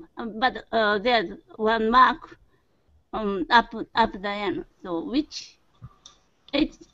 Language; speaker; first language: English; non-native, learner; Japanese